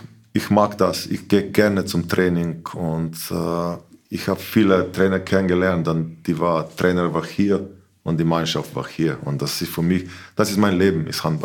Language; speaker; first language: German; non-native, learner; Slovenian